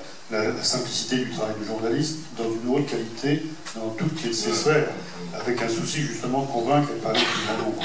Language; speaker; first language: French; native; French